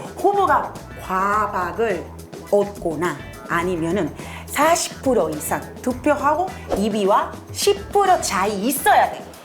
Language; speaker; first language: Korean; non-native, fluent; Spanish